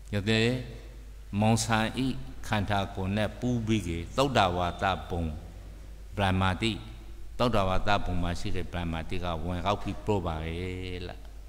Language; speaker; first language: Burmese; native; Burmese